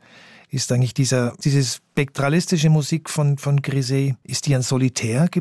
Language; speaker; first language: German; native; German